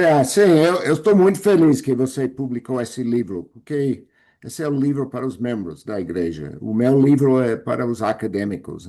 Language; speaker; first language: Portuguese; non-native, fluent; English